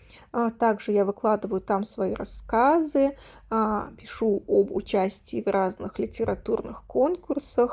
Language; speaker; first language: Russian; native; Russian